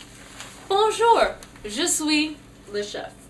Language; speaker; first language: French; non-native, learner; English